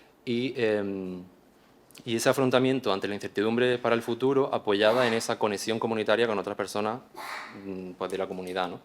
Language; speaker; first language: Spanish; native; Spanish